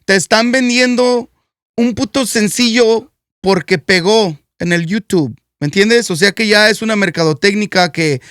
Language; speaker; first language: Spanish; early bilingual, heritage; Spanish